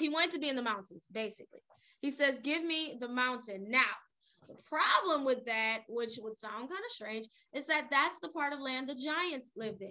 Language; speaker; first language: English; native; English